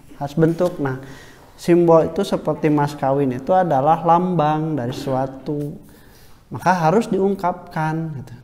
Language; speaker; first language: Indonesian; non-native, local second language; Sundanese